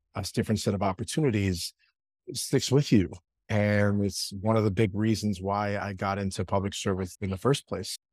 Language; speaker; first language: English; early bilingual, other home language; Spanish